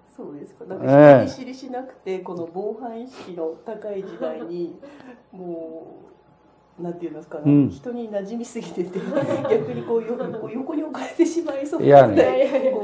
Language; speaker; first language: Japanese; native; Japanese